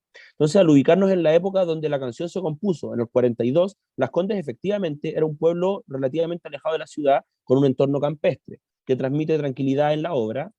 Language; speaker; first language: Spanish; native; Spanish